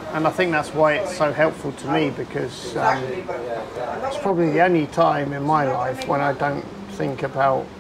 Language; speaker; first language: English; native; English